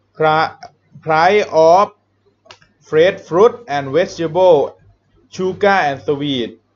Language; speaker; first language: English; non-native, learner; Thai